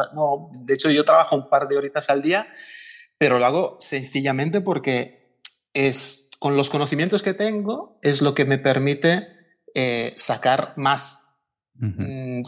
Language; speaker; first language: Spanish; non-native, fluent; Italian